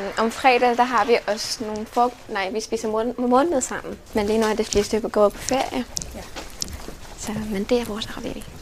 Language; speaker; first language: Danish; non-native, fluent; Arabic